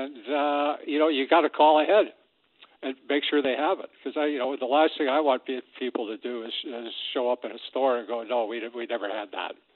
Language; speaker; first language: English; native; English